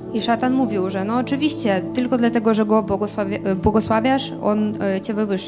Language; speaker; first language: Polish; non-native, fluent; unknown